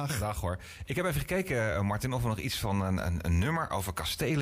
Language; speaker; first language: Dutch; native; Dutch